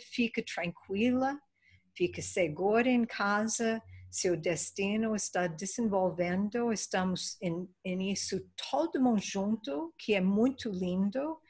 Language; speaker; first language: Portuguese; non-native, fluent; Spanish